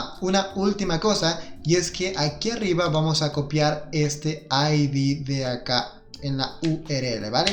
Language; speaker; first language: Spanish; native; Spanish